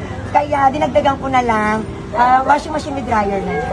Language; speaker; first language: Filipino; native; Filipino